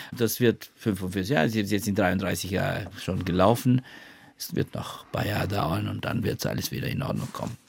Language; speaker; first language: German; non-native, fluent; Bulgarian